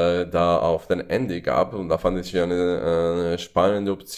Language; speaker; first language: German; non-native, fluent; Italian